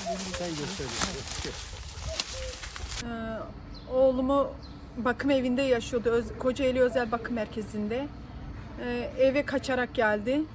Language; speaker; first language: Turkish; native; Turkish